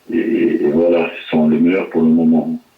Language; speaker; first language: French; non-native, local second language; Arabic